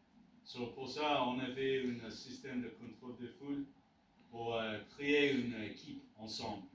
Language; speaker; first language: French; non-native, learner; English